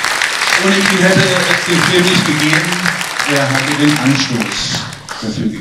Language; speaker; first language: German; native; German